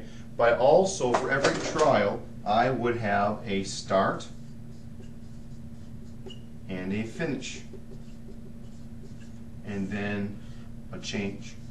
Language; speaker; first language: English; native; English